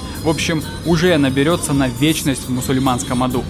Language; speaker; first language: Russian; native; Russian